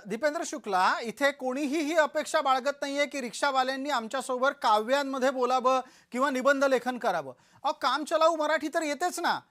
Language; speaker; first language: Marathi; native; Marathi